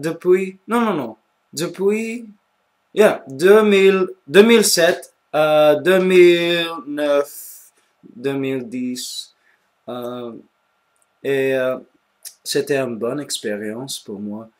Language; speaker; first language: French; non-native, local second language; English